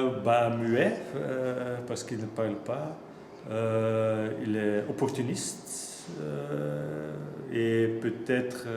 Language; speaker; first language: French; non-native, local second language; Dutch